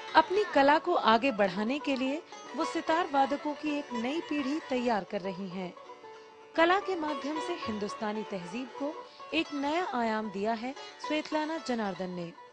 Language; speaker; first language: Hindi; native; Hindi